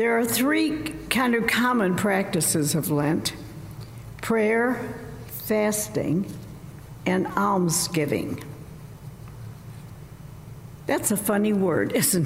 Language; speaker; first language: English; native; English